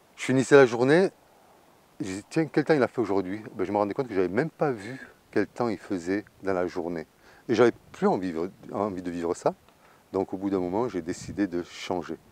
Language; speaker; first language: French; native; French